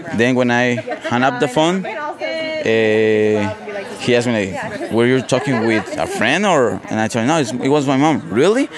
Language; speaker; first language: English; non-native, fluent; Spanish